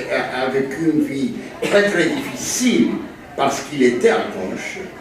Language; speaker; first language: French; non-native, fluent; Greek